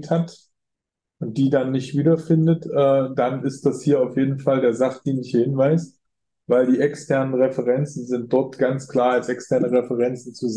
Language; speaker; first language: German; native; German